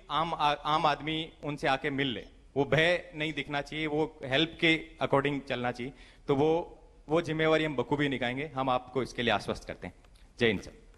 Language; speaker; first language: Hindi; native; Hindi